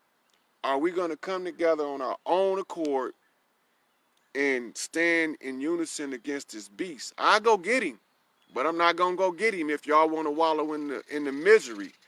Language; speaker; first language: English; native; English